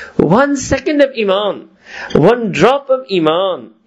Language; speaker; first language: English; early bilingual, other home language; Urdu